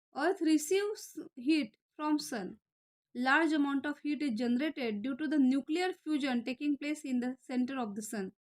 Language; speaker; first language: English; non-native, local second language; Marathi